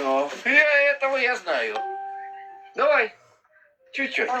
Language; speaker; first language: Russian; non-native, learner; Lithuanian